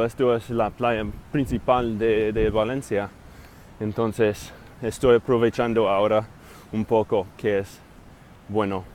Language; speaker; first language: Spanish; non-native, fluent; English